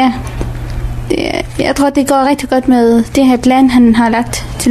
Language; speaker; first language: Danish; early bilingual, other home language; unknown